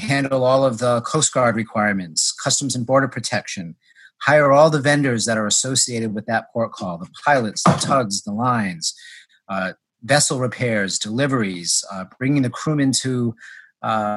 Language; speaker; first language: English; native; English